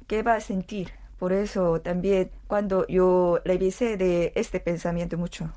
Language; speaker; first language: Spanish; non-native, learner; Korean